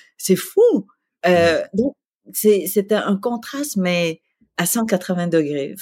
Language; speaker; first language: French; early bilingual, other home language; Vietnamese